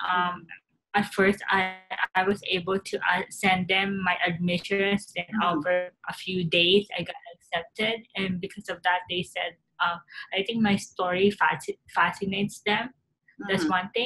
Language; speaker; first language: English; non-native, local second language; Filipino